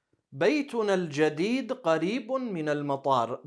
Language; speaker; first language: Arabic; non-native, fluent; English